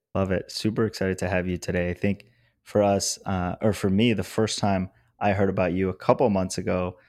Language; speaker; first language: English; native; English